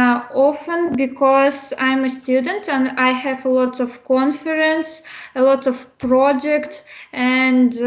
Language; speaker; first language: English; non-native, learner; Russian